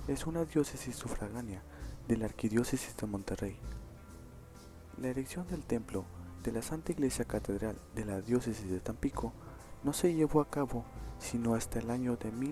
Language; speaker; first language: Spanish; native; Spanish